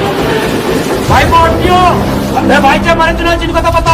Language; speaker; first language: Hindi; native; Hindi